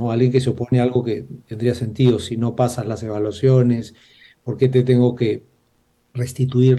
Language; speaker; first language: Spanish; native; Spanish